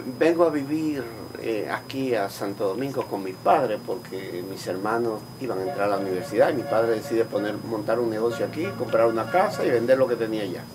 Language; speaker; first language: Spanish; native; Spanish